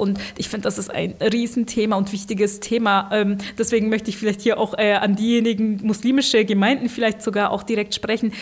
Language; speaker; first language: German; early bilingual, other home language; Turkish